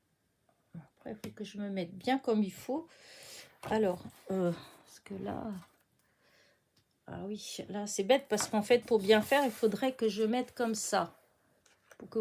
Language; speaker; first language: French; native; French